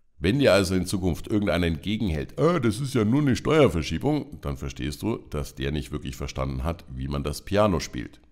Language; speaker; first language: German; native; German